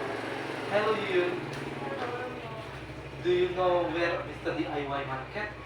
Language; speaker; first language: English; non-native, learner; Indonesian